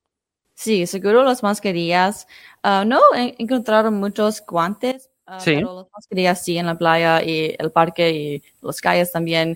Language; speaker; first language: Spanish; non-native, fluent; English